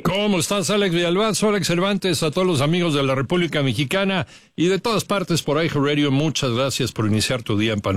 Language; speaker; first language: Spanish; native; Spanish